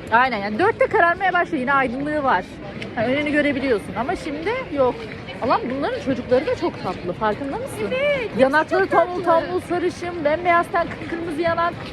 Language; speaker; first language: Turkish; native; Turkish